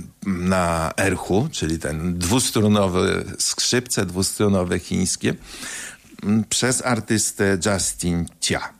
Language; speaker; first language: Polish; native; Polish